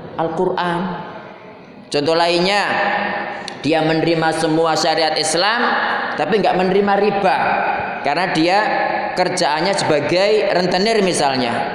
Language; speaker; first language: Indonesian; non-native, local second language; Javanese